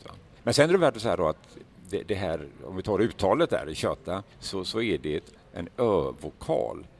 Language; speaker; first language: Swedish; native; Swedish